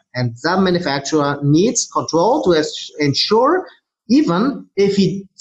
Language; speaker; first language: English; non-native, fluent; German